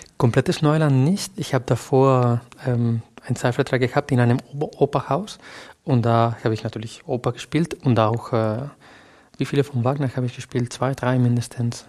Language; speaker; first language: German; non-native, fluent; Catalan